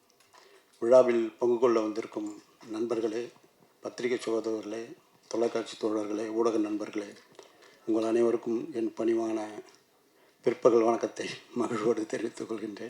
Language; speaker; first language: Tamil; native; Tamil